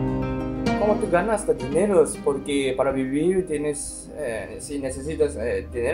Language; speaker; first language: Spanish; non-native, learner; Japanese